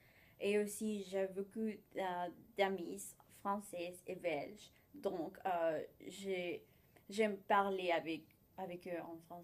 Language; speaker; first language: French; non-native, learner; Spanish